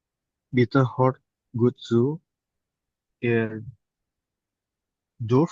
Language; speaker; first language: German; non-native, learner; Indonesian